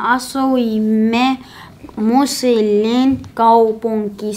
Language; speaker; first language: Finnish; non-native, learner; Arabic